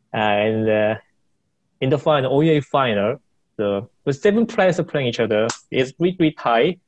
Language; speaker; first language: English; non-native, fluent; Korean